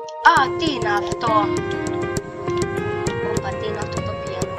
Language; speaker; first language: Greek; early bilingual, heritage; Greek